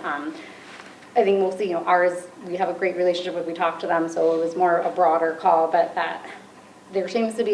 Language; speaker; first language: English; native; English